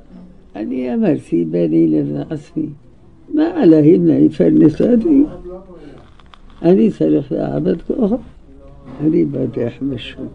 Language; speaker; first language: Hebrew; non-native, fluent; Arabic